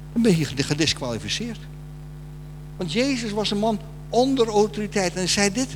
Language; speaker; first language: Dutch; non-native, fluent; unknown